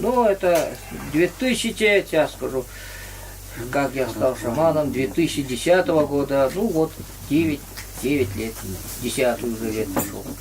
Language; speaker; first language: Russian; native; Russian